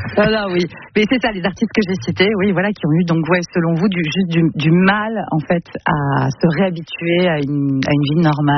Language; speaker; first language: French; native; French